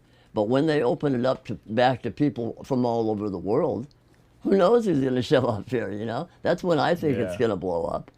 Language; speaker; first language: English; native; English